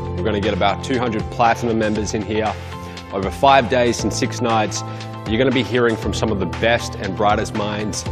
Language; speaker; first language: English; native; English